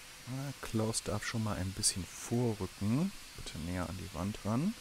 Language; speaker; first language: German; native; German